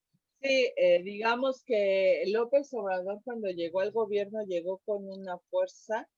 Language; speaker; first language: Spanish; native; Spanish